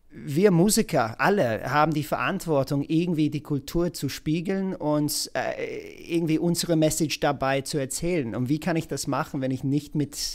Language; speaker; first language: German; non-native, fluent; English